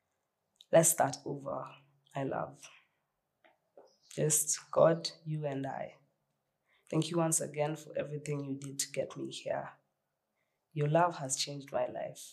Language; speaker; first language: English; non-native, local second language; Swahili